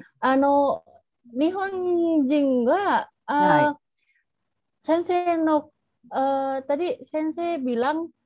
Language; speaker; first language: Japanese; non-native, learner; Indonesian